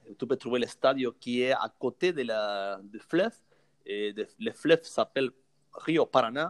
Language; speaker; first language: French; non-native, learner; Spanish